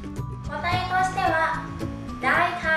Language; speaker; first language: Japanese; non-native, fluent; Thai